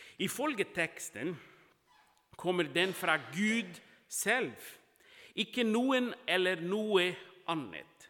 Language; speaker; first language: Norwegian; non-native, fluent; Portuguese